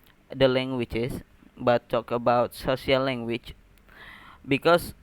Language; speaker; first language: English; non-native, learner; Indonesian